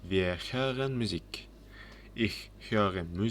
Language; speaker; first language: German; non-native, learner; Uzbek